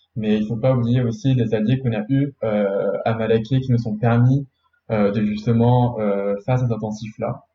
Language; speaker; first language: French; non-native, local second language; Arabic